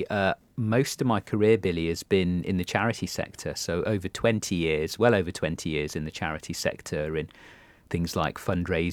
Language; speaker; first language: English; native; English